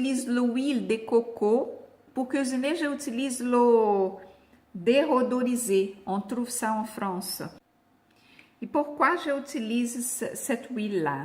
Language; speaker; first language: French; non-native, fluent; Portuguese